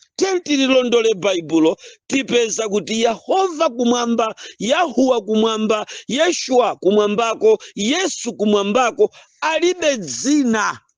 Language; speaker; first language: Nyanja; non-native, local second language; Yao